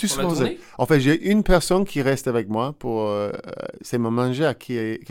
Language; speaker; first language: French; non-native, learner; English